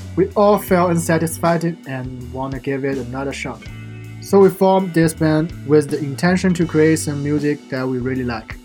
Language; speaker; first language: English; non-native, fluent; Chinese